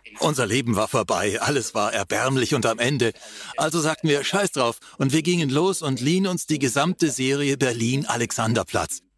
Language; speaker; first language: German; non-native, fluent; English